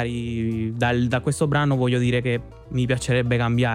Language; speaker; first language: Italian; non-native, fluent; Spanish